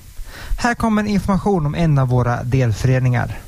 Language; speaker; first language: Swedish; native; Swedish